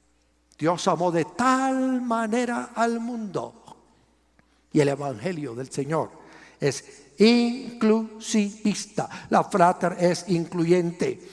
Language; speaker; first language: Spanish; native; Spanish